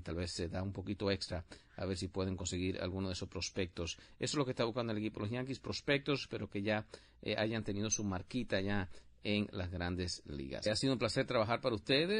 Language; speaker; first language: Spanish; native; Spanish